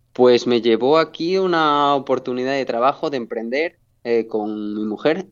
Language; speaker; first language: Spanish; native; Spanish